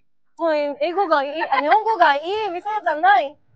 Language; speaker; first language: Japanese; non-native, learner; Filipino